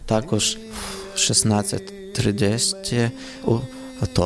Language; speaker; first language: Polish; non-native, learner; Ukrainian